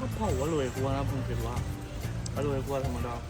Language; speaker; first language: Thai; non-native, learner; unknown